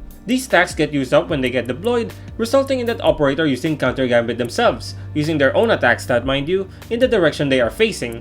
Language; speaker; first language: English; native; English